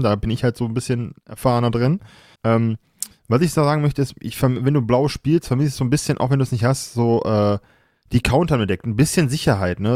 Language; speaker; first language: German; native; German